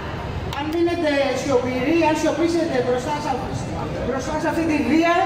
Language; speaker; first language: Greek; native; Greek